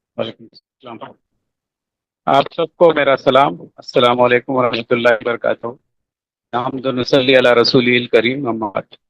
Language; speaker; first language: Urdu; native; Urdu